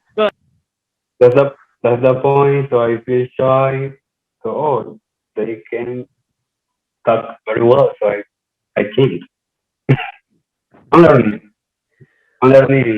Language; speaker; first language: English; non-native, learner; Spanish